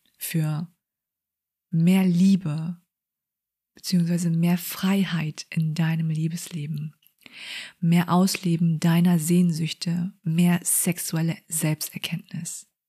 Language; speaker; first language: German; early bilingual, other home language; Vietnamese